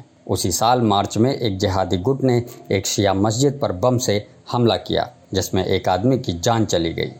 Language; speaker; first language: Hindi; native; Hindi